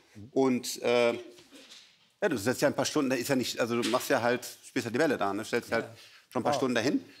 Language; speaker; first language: German; native; German